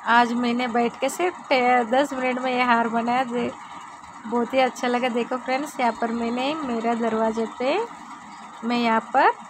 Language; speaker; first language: Hindi; non-native, local second language; Telugu